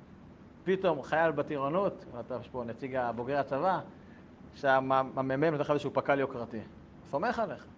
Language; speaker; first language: Hebrew; native; Hebrew